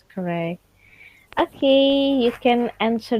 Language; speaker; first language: English; non-native, fluent; Indonesian